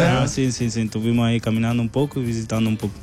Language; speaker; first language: Portuguese; non-native, fluent; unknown